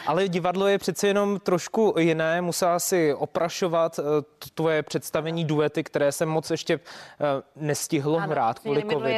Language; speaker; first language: Czech; native; Czech